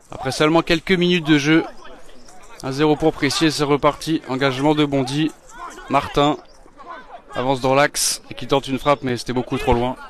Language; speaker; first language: French; native; French